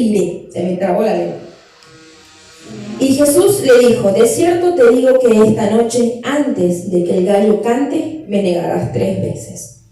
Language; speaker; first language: Spanish; native; Spanish